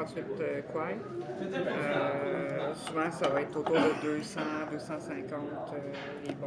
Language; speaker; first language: French; native; French